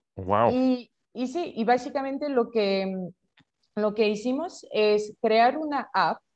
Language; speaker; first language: Spanish; non-native, fluent; French